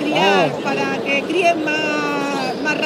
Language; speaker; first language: Spanish; non-native, learner; Italian